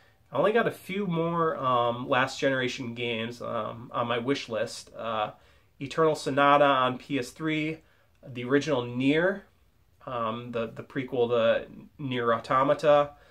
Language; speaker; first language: English; native; English